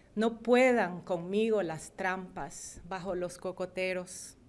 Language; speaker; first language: Spanish; native; Spanish